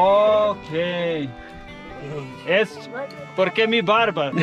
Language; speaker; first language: Spanish; non-native, learner; Serbian